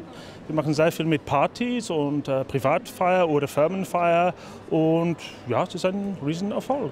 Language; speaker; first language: German; non-native, fluent; English